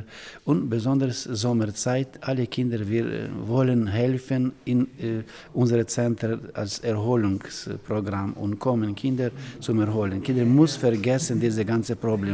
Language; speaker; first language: German; non-native, learner; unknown